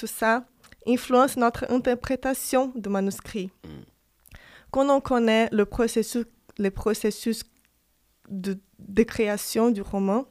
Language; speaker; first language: French; non-native, fluent; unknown